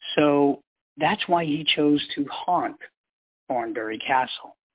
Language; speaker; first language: English; native; English